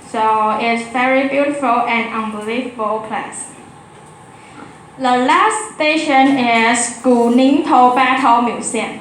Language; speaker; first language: English; non-native, learner; Chinese